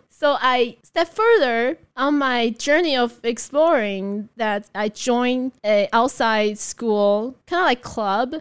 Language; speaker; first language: English; non-native, fluent; Chinese